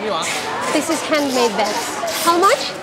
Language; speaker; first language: English; non-native, learner; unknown